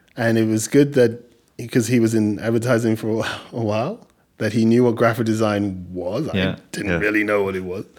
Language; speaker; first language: English; native; English